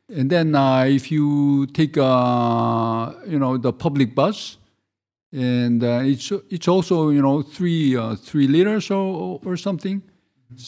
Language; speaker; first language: English; non-native, fluent; Korean